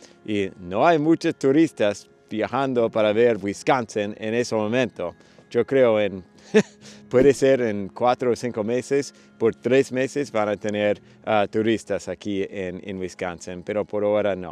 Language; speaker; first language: Spanish; non-native, fluent; English